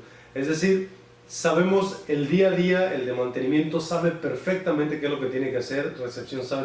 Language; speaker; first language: Spanish; native; Spanish